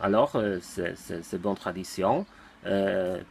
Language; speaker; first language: French; non-native, learner; Polish